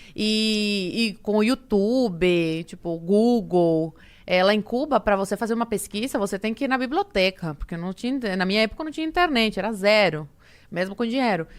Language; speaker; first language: Portuguese; early bilingual, other home language; Spanish